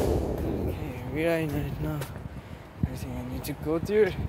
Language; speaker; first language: English; non-native, learner; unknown